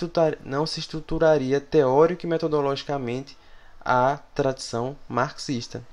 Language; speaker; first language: Portuguese; native; Portuguese